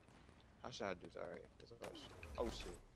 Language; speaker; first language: English; native; English